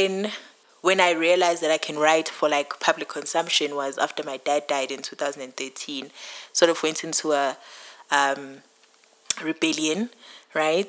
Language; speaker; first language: English; non-native, local second language; Zulu